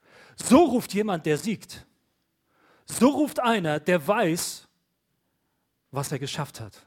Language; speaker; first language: German; native; German